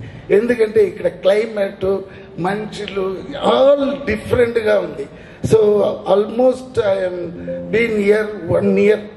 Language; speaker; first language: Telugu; non-native, learner; Tamil